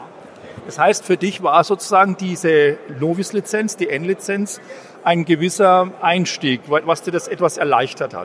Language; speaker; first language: German; native; German